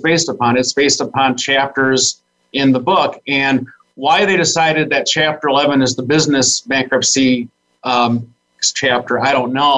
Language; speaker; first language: English; native; English